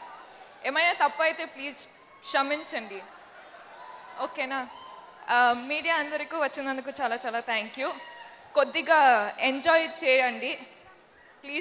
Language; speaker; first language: Telugu; non-native, learner; Kannada